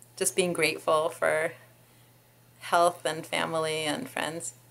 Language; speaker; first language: English; non-native, fluent; Hebrew